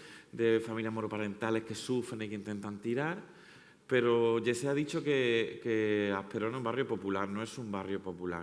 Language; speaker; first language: Spanish; native; Spanish